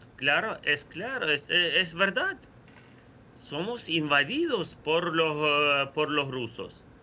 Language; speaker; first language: Spanish; non-native, fluent; Ukrainian